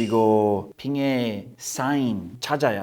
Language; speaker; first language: Korean; non-native, learner; English